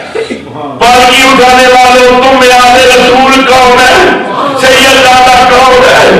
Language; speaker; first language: Urdu; non-native, local second language; Punjabi